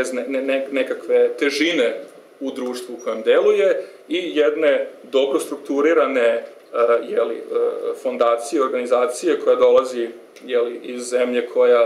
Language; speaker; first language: Serbian; native; Serbian